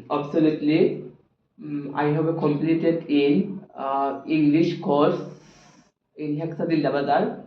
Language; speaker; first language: English; non-native, local second language; Sylheti